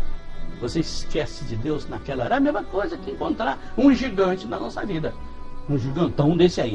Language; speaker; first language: Portuguese; native; Portuguese